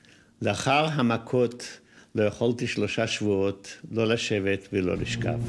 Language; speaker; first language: Hebrew; non-native, fluent; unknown